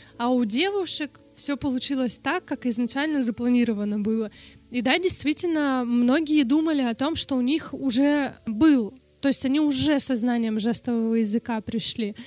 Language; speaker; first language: Russian; non-native, local second language; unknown